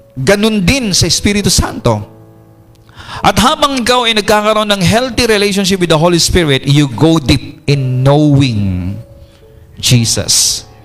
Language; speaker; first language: Filipino; non-native, local second language; Iloko